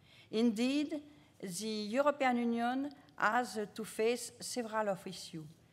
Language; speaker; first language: English; non-native, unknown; French